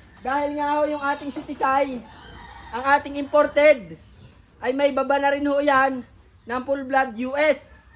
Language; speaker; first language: Filipino; native; Filipino